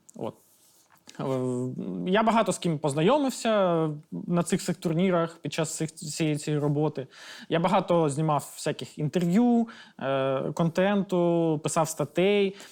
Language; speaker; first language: Ukrainian; non-native, local second language; Russian